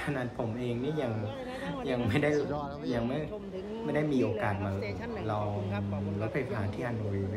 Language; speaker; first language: Thai; non-native, fluent; Vietnamese